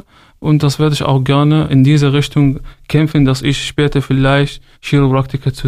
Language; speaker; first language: German; non-native, fluent; Arabic